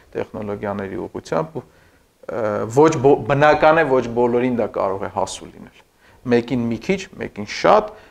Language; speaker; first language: Armenian; native; Armenian